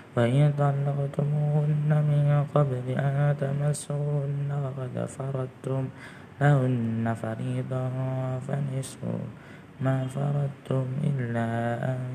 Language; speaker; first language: Arabic; non-native, learner; Indonesian